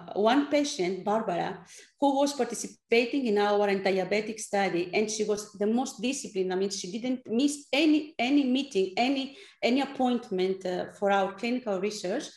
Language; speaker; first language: English; non-native, fluent; Greek